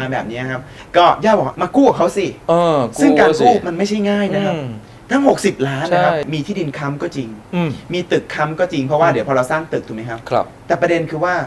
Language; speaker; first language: Thai; native; Thai